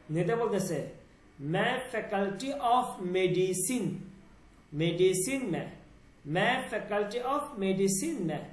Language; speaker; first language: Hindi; non-native, learner; Bangla